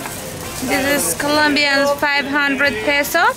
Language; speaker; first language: English; non-native, fluent; Spanish